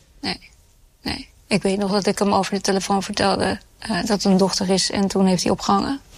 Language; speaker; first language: Dutch; early bilingual, other home language; Urdu